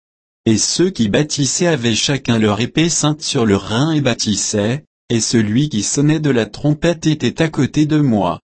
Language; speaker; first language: French; native; French